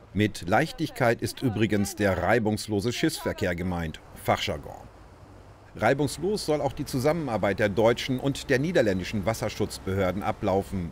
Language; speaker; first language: German; native; German